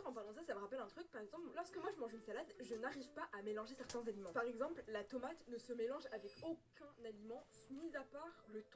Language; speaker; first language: French; native; French